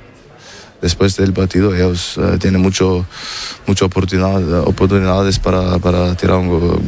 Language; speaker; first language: Spanish; non-native, learner; German